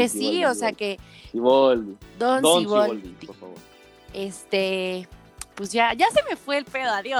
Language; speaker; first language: Spanish; native; Spanish